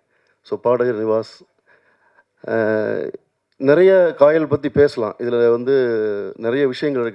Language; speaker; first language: Tamil; native; Tamil